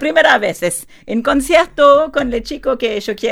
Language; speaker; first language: Spanish; non-native, learner; French